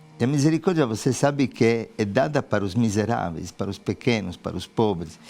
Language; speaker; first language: Portuguese; non-native, fluent; Italian